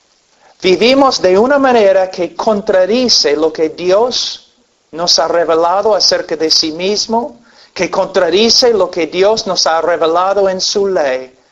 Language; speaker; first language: Spanish; non-native, fluent; English